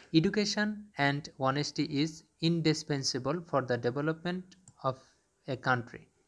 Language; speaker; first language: English; non-native, local second language; Bangla